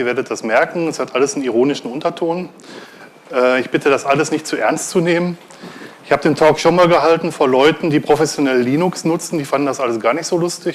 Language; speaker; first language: German; native; German